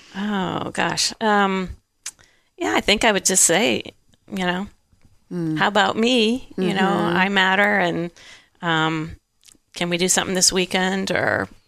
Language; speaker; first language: English; native; English